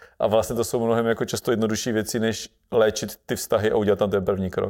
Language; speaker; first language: Czech; native; Czech